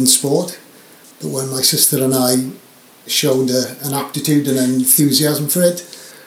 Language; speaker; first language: English; native; English